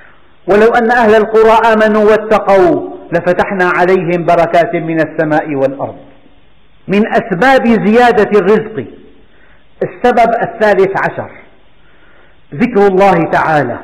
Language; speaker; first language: Arabic; native; Arabic